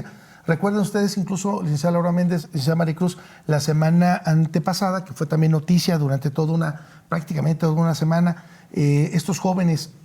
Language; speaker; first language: Spanish; native; Spanish